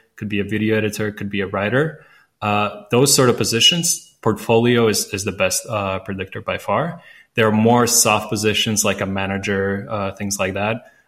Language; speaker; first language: English; non-native, fluent; Latvian